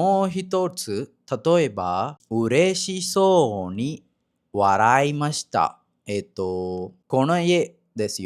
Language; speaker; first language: Japanese; non-native, learner; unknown